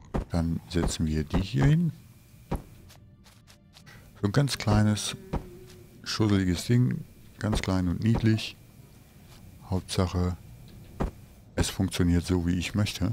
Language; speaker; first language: German; native; German